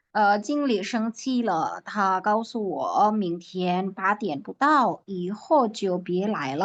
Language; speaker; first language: Chinese; non-native, fluent; Indonesian